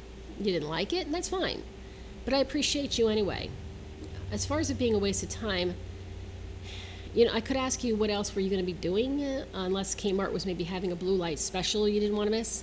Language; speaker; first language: English; native; English